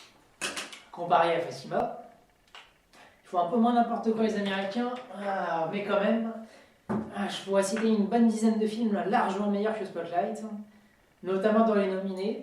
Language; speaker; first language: French; native; French